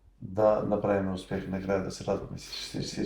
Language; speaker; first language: Bulgarian; non-native, learner; Macedonian